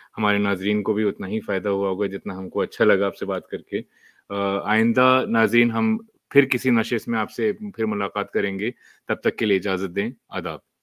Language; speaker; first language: Urdu; native; Urdu